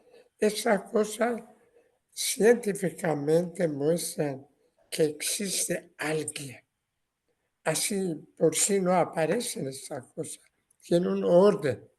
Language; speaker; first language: Spanish; non-native, learner; Persian